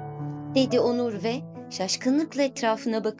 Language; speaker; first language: Turkish; native; Turkish